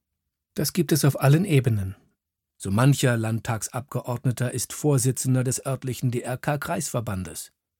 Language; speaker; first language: German; native; German